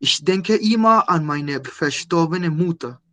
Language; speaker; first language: German; non-native, fluent; Spanish